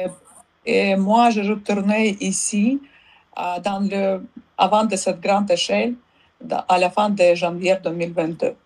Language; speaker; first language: French; non-native, learner; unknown